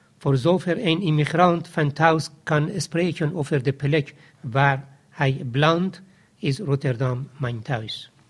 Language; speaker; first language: Dutch; non-native, fluent; Persian